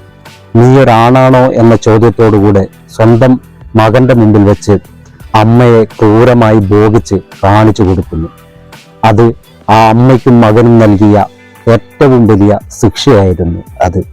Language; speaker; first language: Malayalam; native; Malayalam